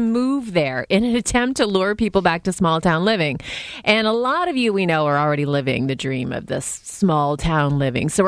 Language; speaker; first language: English; native; English